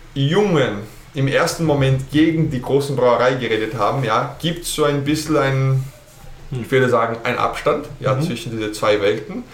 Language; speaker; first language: German; early bilingual, heritage; German